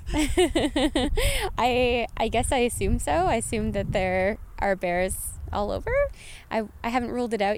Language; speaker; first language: English; native; English